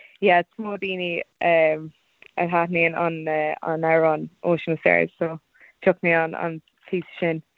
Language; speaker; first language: Irish; non-native, local second language; English